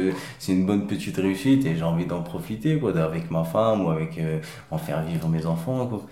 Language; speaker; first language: French; early bilingual, other home language; Arabic